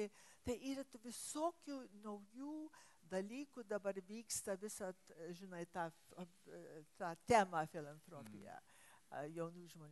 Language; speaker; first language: Lithuanian; early bilingual, heritage; English